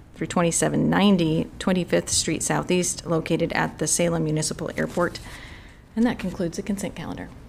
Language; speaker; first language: English; native; English